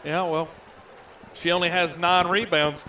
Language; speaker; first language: English; native; English